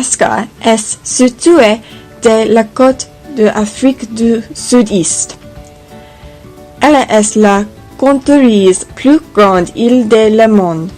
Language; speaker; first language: French; non-native, learner; English